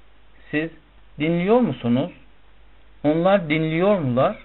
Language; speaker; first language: Turkish; non-native, fluent; Persian